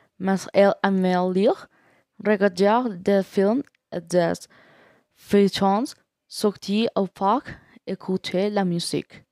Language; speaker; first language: French; non-native, learner; Spanish